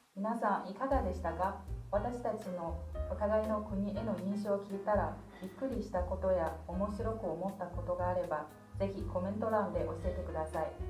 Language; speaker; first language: Japanese; non-native, fluent; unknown